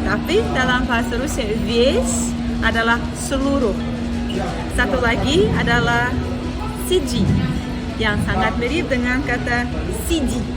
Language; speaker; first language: Indonesian; non-native, fluent; Russian